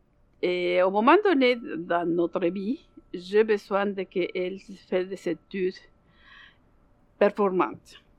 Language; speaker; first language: French; non-native, learner; Spanish